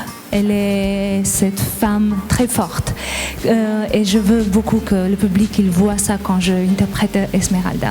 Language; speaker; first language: French; non-native, learner; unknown